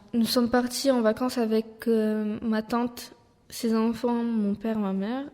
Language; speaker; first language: French; native; French